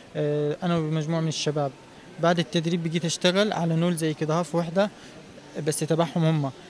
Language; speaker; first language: Egyptian Arabic; native; Egyptian Arabic